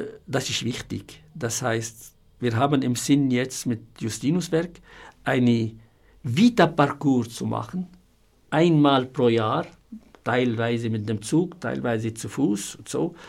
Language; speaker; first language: German; non-native, fluent; Arabic